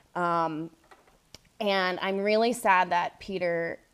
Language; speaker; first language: English; native; English